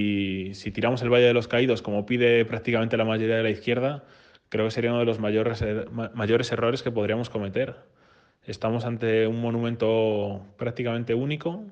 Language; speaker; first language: Spanish; native; Spanish